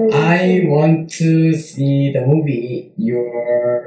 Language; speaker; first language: English; non-native, learner; Korean